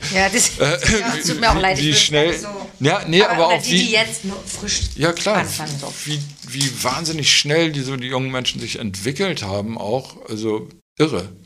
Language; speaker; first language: German; native; German